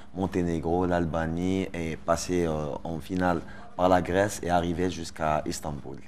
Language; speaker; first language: French; non-native, local second language; Arabic